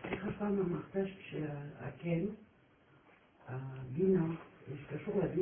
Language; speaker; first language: Hebrew; non-native, learner; French